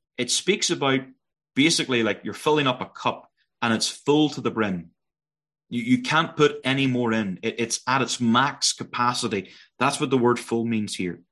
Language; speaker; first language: English; native; English